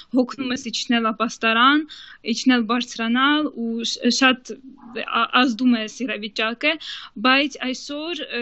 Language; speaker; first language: Armenian; early bilingual, heritage; Armenian